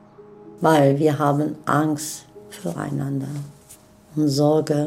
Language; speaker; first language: German; non-native, learner; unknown